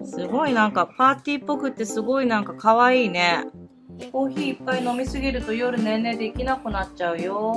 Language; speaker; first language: Japanese; native; Japanese